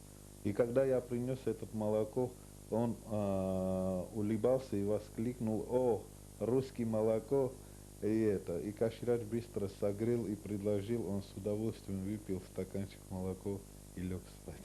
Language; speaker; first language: Russian; non-native, local second language; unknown